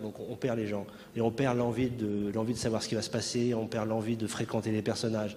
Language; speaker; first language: French; native; French